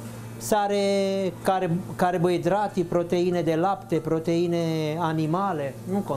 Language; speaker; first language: Romanian; non-native, fluent; Italian